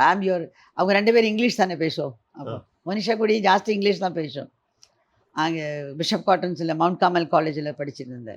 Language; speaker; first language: Tamil; non-native, learner; Malayalam